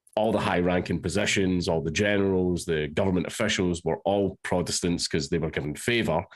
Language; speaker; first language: English; native; English